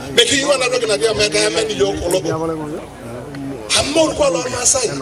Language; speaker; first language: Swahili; non-native, local second language; Masai